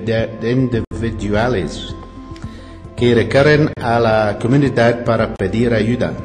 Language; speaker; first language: Spanish; non-native, learner; English